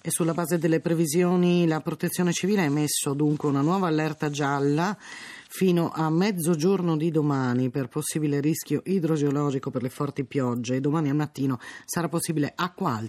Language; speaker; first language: Italian; native; Italian